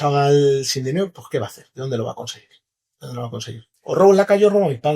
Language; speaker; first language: Spanish; native; Spanish